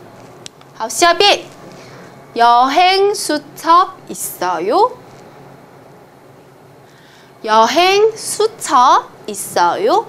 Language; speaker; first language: Korean; non-native, fluent; Chinese